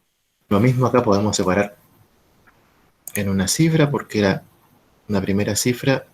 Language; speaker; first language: Spanish; native; Spanish